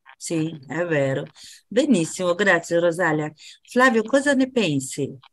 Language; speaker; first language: Italian; non-native, fluent; Portuguese